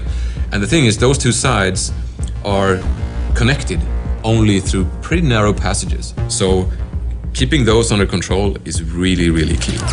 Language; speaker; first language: English; non-native, fluent; Swedish